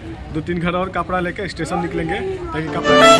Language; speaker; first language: Hindi; native; Hindi